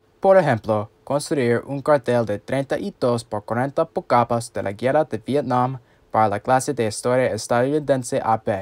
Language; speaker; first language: Spanish; non-native, learner; English